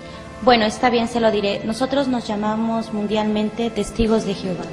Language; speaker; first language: Spanish; native; Spanish